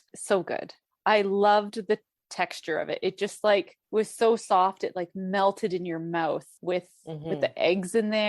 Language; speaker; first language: English; native; English